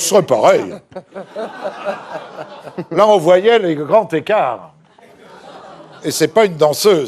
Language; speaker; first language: French; native; French